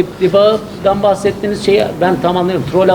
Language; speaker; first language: Turkish; native; Turkish